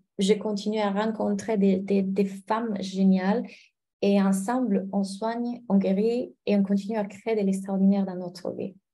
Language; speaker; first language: French; non-native, fluent; Italian